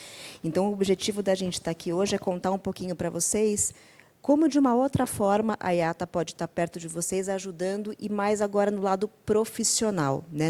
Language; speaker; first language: Portuguese; native; Portuguese